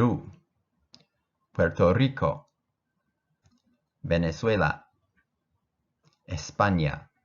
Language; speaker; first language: Spanish; non-native, fluent; English